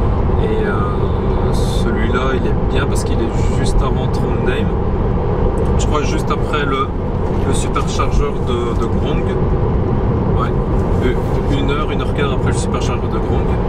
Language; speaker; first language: French; native; French